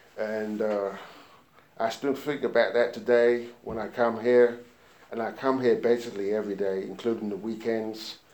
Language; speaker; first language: English; native; English